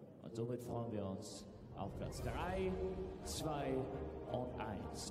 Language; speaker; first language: German; native; German